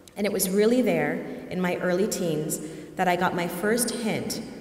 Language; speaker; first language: English; native; English